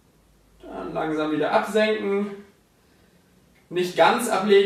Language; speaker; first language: German; native; German